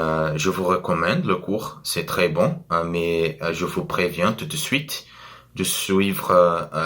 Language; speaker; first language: French; non-native, learner; Portuguese